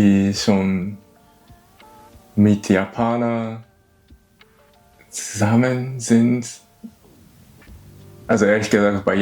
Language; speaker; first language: German; non-native, learner; Japanese